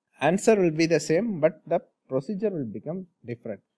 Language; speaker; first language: English; non-native, local second language; Tamil